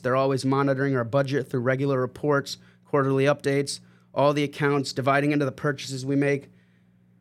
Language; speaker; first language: English; native; English